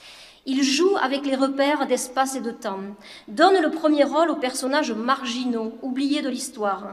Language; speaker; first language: French; native; French